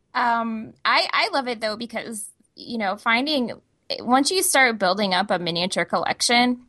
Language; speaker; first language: English; native; English